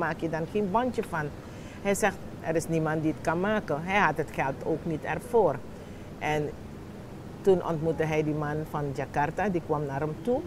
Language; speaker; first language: Dutch; non-native, local second language; Javanese